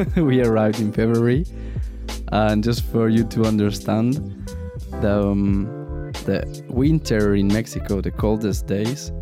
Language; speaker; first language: English; non-native, fluent; Spanish